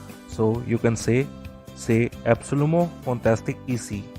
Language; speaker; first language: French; non-native, learner; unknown